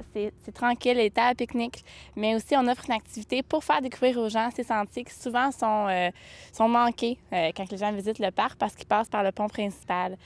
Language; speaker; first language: French; native; French